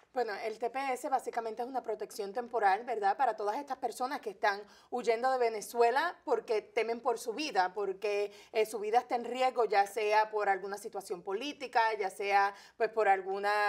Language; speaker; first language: Spanish; native; Spanish